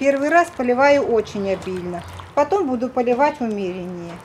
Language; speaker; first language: Russian; native; Russian